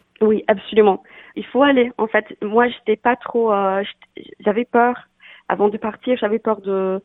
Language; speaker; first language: French; non-native, fluent; English